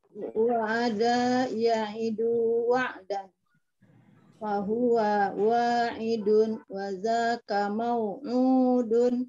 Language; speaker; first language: Arabic; non-native, learner; Indonesian